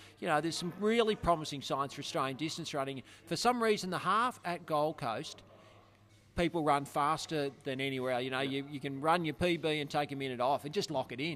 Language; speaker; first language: English; native; English